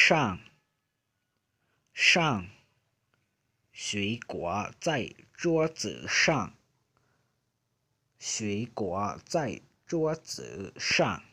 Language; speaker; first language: Chinese; non-native, fluent; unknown